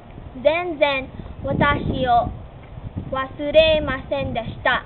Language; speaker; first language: Japanese; non-native, learner; English